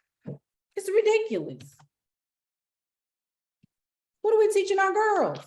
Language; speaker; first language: English; native; English